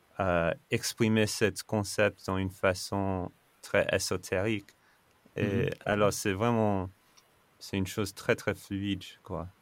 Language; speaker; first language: French; non-native, fluent; English